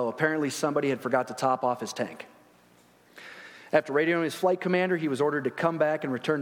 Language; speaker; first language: English; native; English